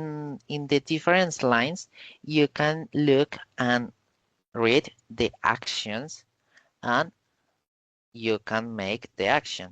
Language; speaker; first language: English; non-native, learner; Spanish